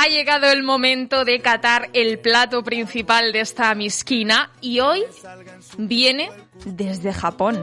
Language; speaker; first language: Spanish; native; Spanish